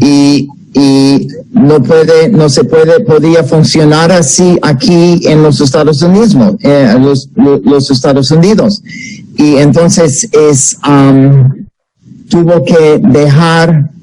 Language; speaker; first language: Spanish; non-native, fluent; English